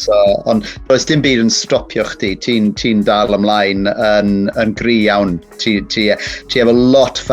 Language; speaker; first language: Welsh; native; Welsh